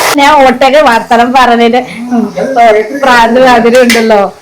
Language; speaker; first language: Malayalam; non-native, fluent; Nepali